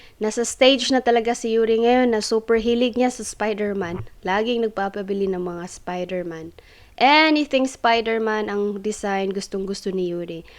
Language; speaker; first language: Filipino; non-native, local second language; Cebuano